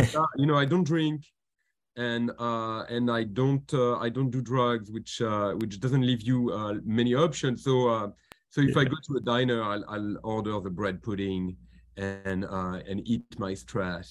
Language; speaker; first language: English; non-native, fluent; French